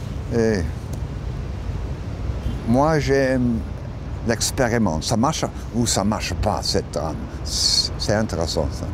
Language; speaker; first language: French; non-native, learner; English